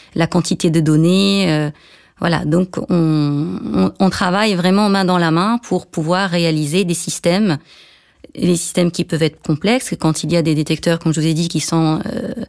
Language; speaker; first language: French; non-native, local second language; Arabic